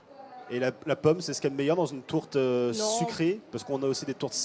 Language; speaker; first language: French; native; French